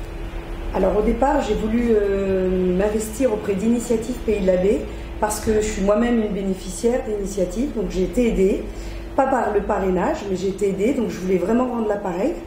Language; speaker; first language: French; native; French